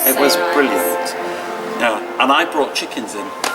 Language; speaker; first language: English; native; English